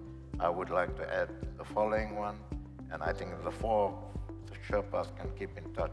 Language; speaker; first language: English; native; English